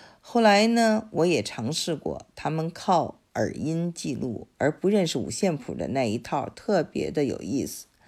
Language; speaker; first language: Chinese; native; Chinese